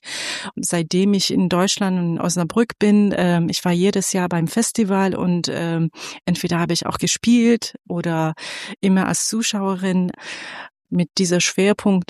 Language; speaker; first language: German; non-native, fluent; Persian